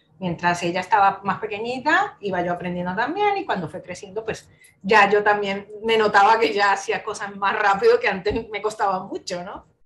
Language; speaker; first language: Spanish; native; Spanish